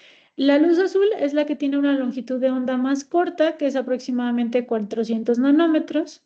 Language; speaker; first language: Spanish; native; Spanish